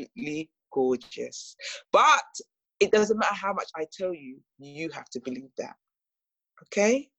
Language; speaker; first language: English; native; English